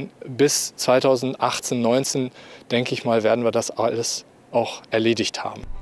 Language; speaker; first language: German; native; German